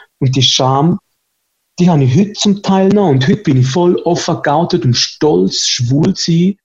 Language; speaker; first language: German; early bilingual, other home language; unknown